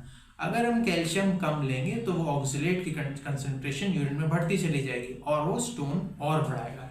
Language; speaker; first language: Hindi; native; Hindi